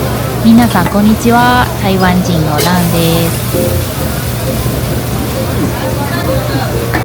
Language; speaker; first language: Japanese; non-native, fluent; Chinese